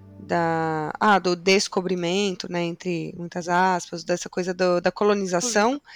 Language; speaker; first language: Portuguese; native; Portuguese